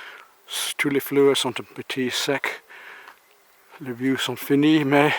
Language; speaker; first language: French; non-native, learner; English